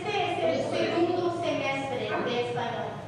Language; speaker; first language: Spanish; non-native, learner; English